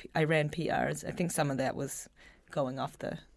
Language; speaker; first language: English; native; English